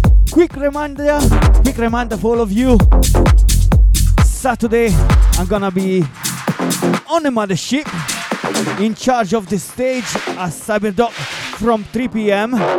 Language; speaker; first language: English; non-native, fluent; Italian